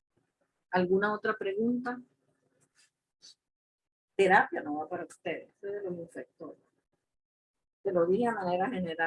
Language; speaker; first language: Spanish; native; Spanish